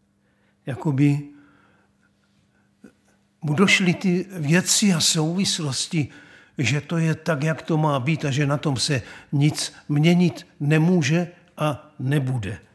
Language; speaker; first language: Czech; native; Czech